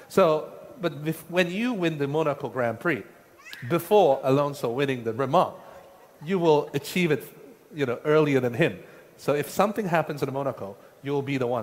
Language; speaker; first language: English; non-native, fluent; Japanese